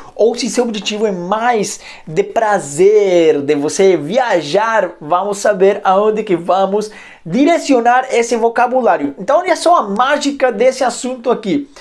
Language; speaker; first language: Portuguese; non-native, fluent; Spanish